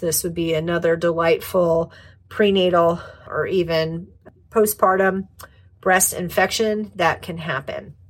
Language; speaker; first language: English; native; English